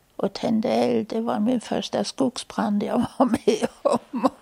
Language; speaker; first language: Swedish; non-native, fluent; German